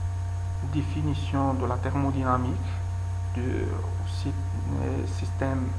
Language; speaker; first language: French; non-native, local second language; Arabic